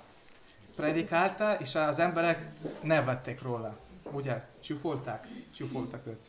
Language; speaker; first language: Hungarian; non-native, learner; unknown